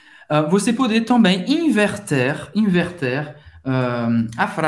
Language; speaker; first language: Portuguese; non-native, fluent; French